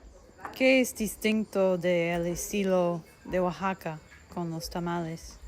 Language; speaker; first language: Spanish; non-native, fluent; English